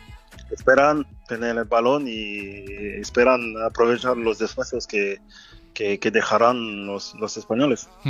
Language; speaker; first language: Spanish; non-native, fluent; French